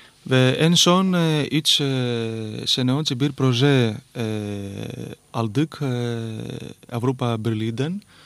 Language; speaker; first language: Turkish; non-native, learner; Greek